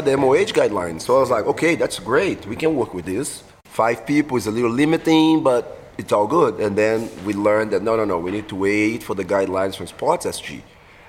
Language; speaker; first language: English; non-native, fluent; Portuguese